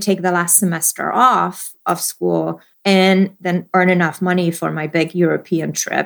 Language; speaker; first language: English; non-native, fluent; Polish